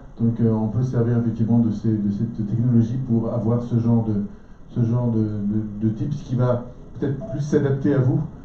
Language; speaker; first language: French; native; French